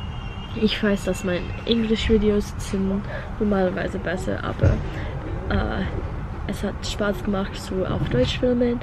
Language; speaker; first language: German; non-native, learner; English